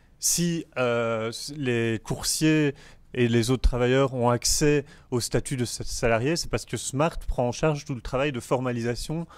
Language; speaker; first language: French; native; French